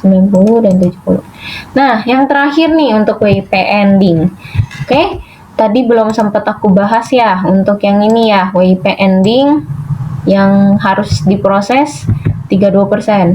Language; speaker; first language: Indonesian; native; Indonesian